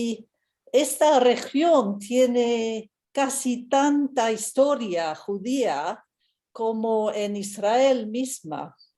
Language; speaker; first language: Spanish; non-native, fluent; English